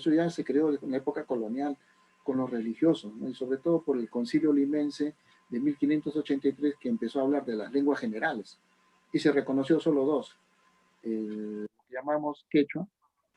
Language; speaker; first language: Spanish; native; Spanish